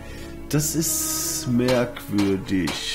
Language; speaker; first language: German; native; German